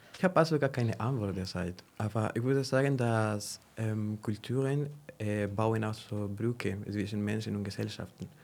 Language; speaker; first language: German; non-native, fluent; Spanish